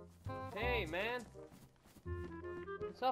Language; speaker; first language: English; native; English